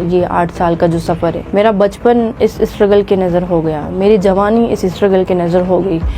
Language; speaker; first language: Urdu; non-native, local second language; Sindhi